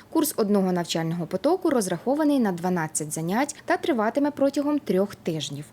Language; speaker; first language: Ukrainian; native; Ukrainian